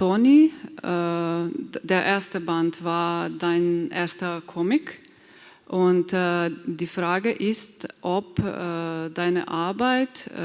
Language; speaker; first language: German; non-native, fluent; Slovenian